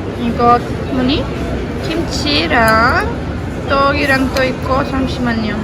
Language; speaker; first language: Korean; non-native, fluent; Romanian